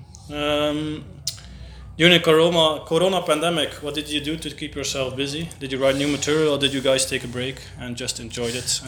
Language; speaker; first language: English; non-native, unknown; Dutch